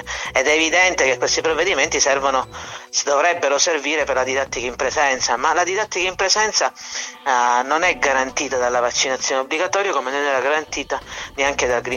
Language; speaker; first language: Italian; native; Italian